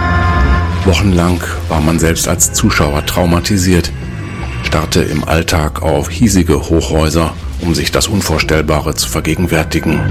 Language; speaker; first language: German; native; German